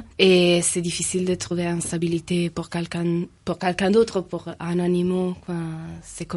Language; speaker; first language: French; non-native, fluent; Italian